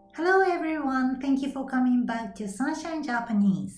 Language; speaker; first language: English; non-native, fluent; Japanese